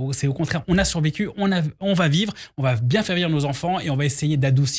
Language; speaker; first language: French; native; French